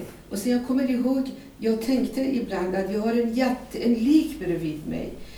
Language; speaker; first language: Swedish; non-native, fluent; Persian